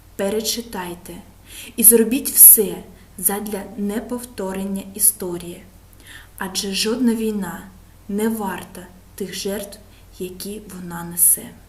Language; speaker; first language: Ukrainian; non-native, local second language; Russian